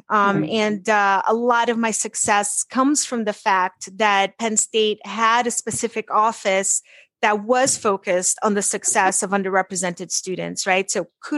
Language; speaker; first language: English; early bilingual, other home language; Portuguese